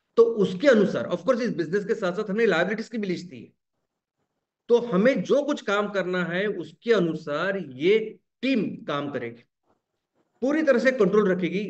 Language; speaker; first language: Hindi; non-native, local second language; Marathi